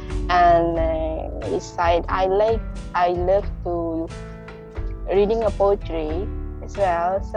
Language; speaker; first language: English; non-native, local second language; Indonesian